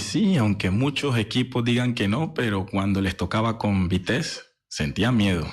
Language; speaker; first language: Spanish; native; Spanish